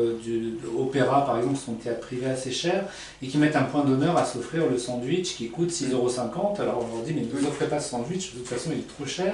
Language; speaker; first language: French; native; French